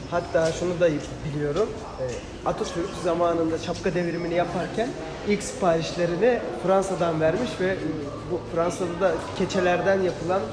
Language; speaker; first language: Turkish; native; Turkish